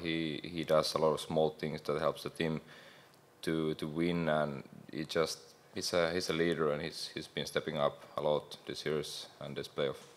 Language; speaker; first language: English; non-native, fluent; Finnish